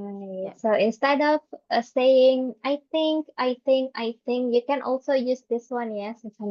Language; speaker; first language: English; non-native, fluent; Indonesian